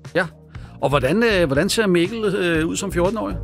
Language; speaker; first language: Danish; native; Danish